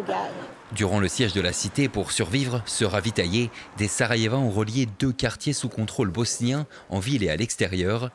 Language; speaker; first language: French; native; French